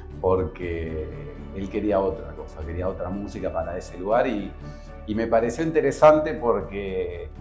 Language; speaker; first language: Spanish; native; Spanish